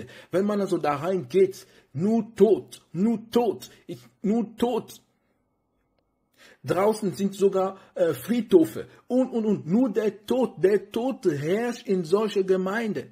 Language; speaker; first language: German; non-native, fluent; French